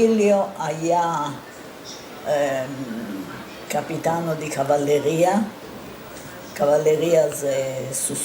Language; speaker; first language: Hebrew; non-native, fluent; Italian